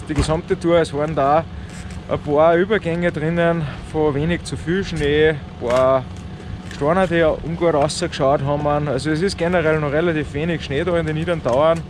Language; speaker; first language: German; native; German